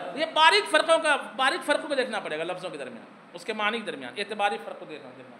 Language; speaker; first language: Urdu; native; Urdu